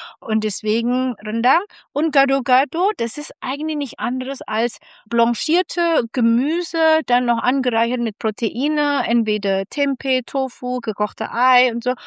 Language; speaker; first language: German; non-native, fluent; Indonesian